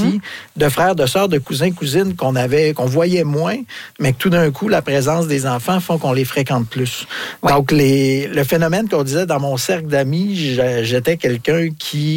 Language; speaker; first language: French; native; French